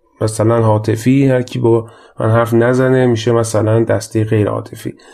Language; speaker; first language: Persian; native; Persian